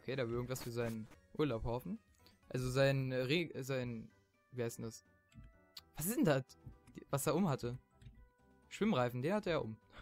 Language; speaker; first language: German; native; German